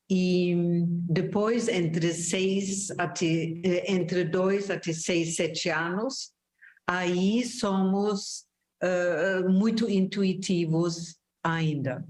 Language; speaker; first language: Portuguese; non-native, fluent; German